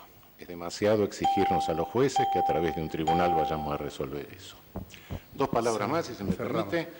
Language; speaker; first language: Spanish; native; Spanish